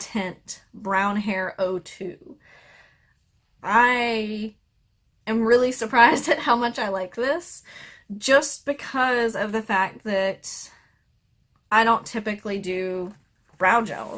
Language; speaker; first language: English; native; English